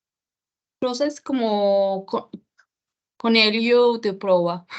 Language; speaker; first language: Portuguese; non-native, learner; Spanish